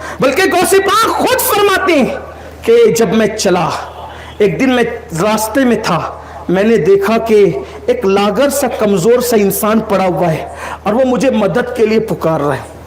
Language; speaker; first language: Urdu; native; Urdu